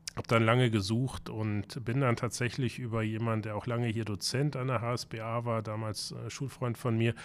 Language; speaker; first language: German; native; German